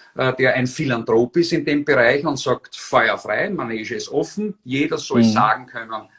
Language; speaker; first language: German; native; German